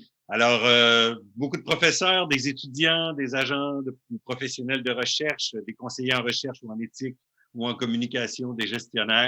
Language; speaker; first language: French; native; French